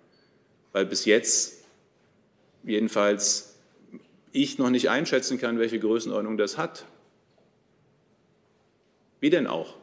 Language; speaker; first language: German; native; German